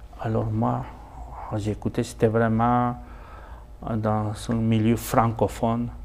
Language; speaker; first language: French; non-native, fluent; Spanish